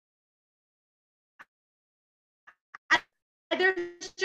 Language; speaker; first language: English; early bilingual, other home language; Spanish